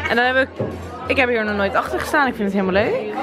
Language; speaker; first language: Dutch; native; Dutch